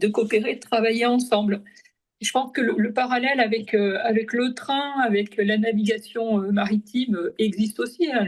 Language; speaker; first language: French; native; French